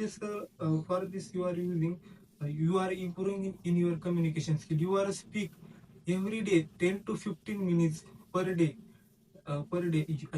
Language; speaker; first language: English; non-native, learner; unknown